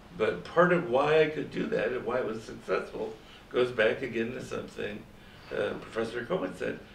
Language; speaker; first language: English; native; English